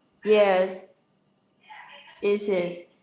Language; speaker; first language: English; non-native, learner; Vietnamese